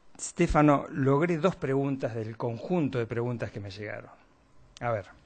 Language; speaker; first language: Spanish; native; Spanish